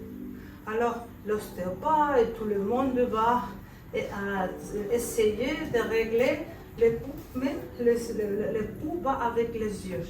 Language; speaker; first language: French; non-native, fluent; Spanish